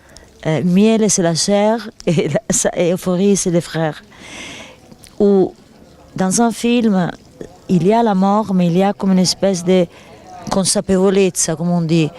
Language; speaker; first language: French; non-native, fluent; Italian